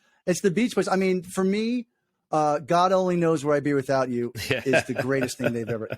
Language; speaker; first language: English; native; English